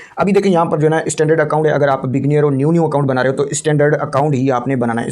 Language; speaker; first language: Urdu; non-native, local second language; Punjabi